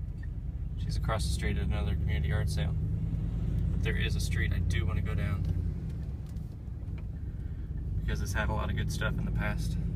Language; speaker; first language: English; native; English